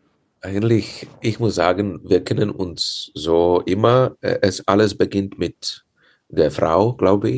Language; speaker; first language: German; non-native, fluent; Czech